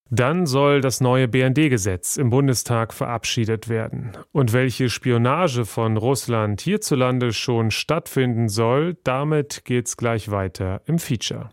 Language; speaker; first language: German; native; German